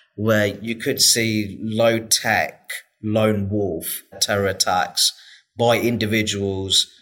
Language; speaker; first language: English; native; English